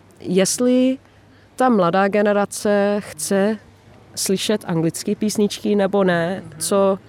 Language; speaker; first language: Czech; non-native, fluent; Dutch